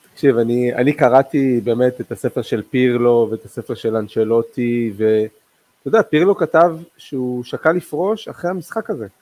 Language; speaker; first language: Hebrew; non-native, local second language; Arabic